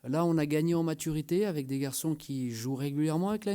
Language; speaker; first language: French; native; French